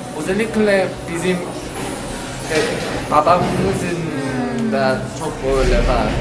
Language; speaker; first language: Turkish; non-native, learner; Korean